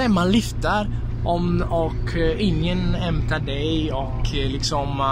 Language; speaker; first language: Swedish; non-native, fluent; Italian